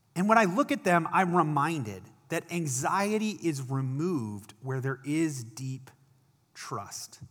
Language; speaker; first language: English; native; English